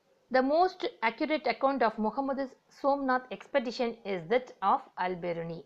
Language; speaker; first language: English; non-native, local second language; Tamil